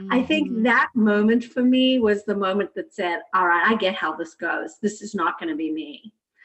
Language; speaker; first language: English; native; English